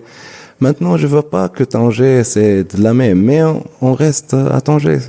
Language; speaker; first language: French; non-native, local second language; Arabic